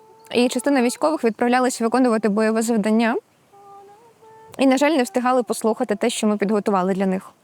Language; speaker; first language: Ukrainian; native; Ukrainian